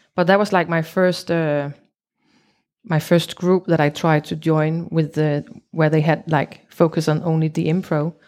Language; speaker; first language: English; non-native, fluent; Danish